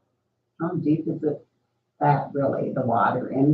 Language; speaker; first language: English; native; English